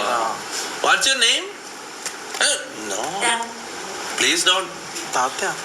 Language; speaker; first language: English; non-native, local second language; Malayalam